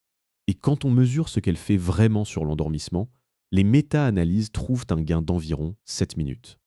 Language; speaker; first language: French; native; French